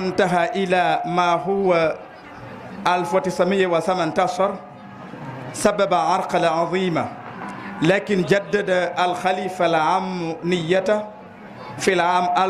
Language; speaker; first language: Arabic; non-native, fluent; Wolof